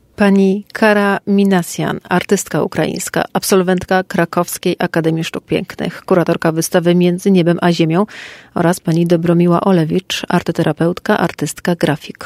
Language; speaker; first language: Polish; native; Polish